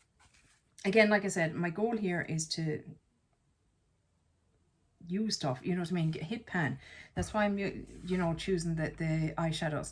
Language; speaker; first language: English; native; English